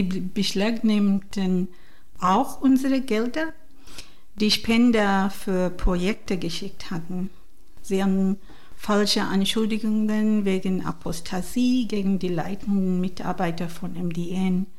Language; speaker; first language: German; non-native, learner; Divehi